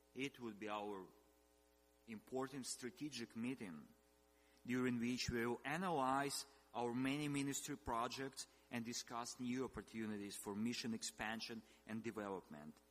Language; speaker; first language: English; non-native, fluent; Russian